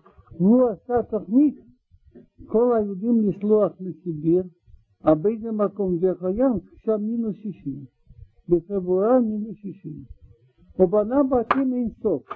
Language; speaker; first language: Hebrew; non-native, learner; Russian